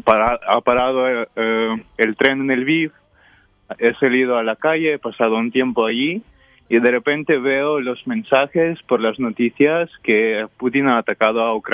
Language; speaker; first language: Spanish; non-native, fluent; Ukrainian